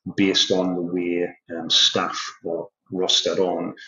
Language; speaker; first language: English; native; English